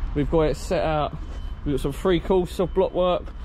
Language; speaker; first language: English; native; English